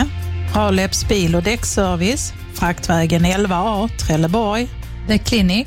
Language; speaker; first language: Swedish; native; Swedish